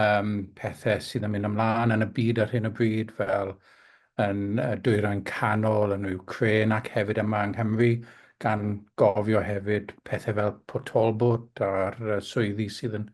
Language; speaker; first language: Welsh; non-native, local second language; English